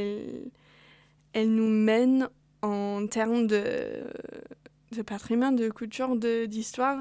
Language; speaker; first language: French; non-native, fluent; English